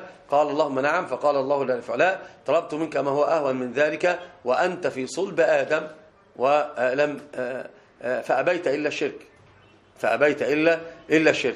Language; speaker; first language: Arabic; native; Arabic